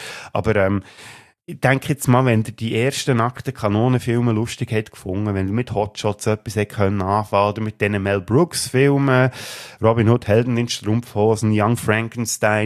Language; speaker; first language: German; native; German